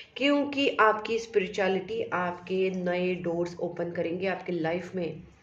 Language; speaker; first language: Hindi; non-native, local second language; Marathi